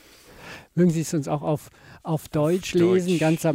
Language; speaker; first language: German; native; German